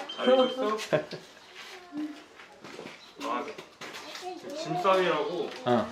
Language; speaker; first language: Korean; native; Korean